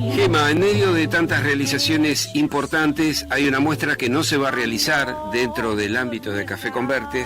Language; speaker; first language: Spanish; native; Spanish